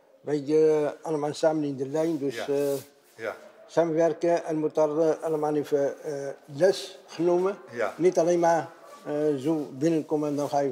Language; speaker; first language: Dutch; non-native, learner; Arabic